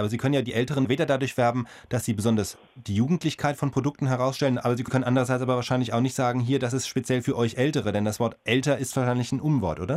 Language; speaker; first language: German; native; German